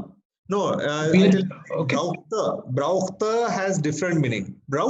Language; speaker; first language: German; non-native, fluent; Hindi